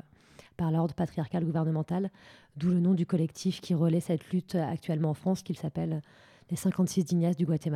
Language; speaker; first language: French; native; French